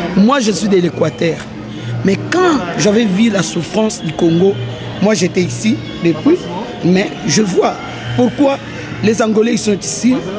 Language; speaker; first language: French; non-native, local second language; Lingala